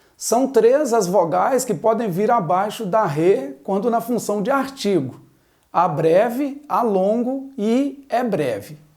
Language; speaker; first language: Portuguese; native; Portuguese